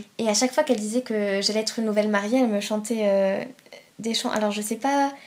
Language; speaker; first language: French; early bilingual, other home language; Persian